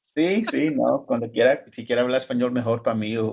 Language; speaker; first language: Spanish; early bilingual, heritage; Spanish